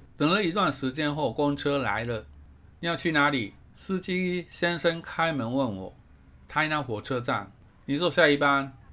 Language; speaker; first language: Chinese; non-native, fluent; Japanese